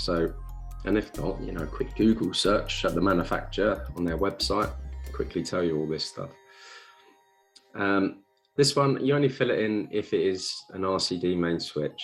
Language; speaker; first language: English; native; English